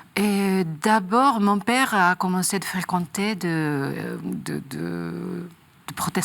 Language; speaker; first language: French; non-native, learner; Japanese